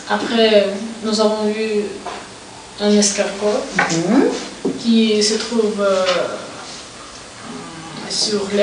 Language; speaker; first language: French; non-native, learner; Russian